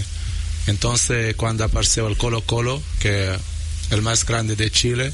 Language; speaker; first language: Spanish; non-native, learner; Portuguese